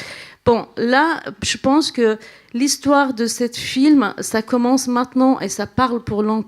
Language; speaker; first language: French; non-native, fluent; Central Kurdish